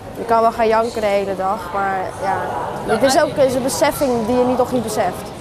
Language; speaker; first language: Dutch; early bilingual, heritage; Dutch